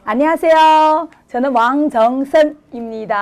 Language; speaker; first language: Korean; non-native, fluent; Chinese